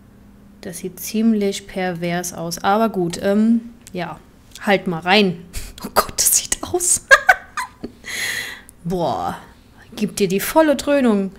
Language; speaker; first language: German; native; German